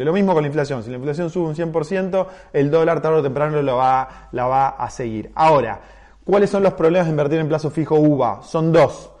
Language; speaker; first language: Spanish; native; Spanish